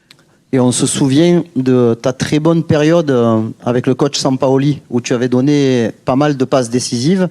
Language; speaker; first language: French; native; French